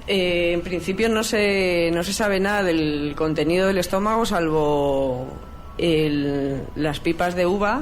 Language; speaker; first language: Spanish; native; Spanish